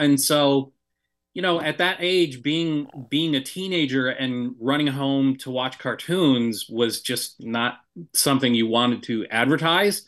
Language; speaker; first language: English; native; English